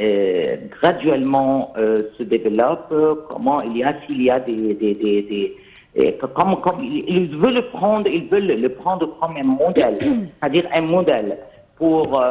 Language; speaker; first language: French; non-native, fluent; Arabic